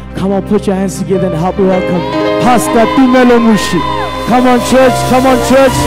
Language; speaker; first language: English; non-native, local second language; Zulu